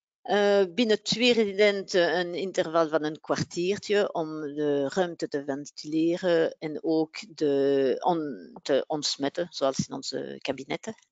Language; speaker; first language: Dutch; non-native, local second language; French